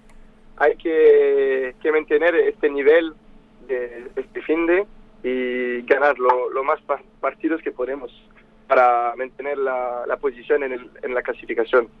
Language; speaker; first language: Spanish; non-native, fluent; French